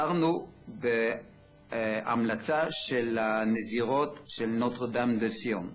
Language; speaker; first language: Hebrew; early bilingual, other home language; French